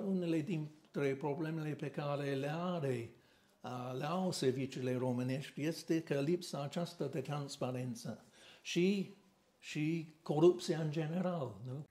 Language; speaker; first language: Romanian; non-native, fluent; English